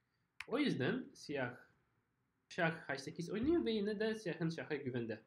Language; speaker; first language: Turkish; non-native, fluent; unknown